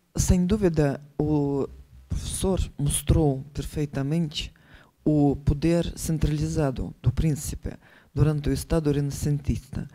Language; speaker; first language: Portuguese; non-native, fluent; Russian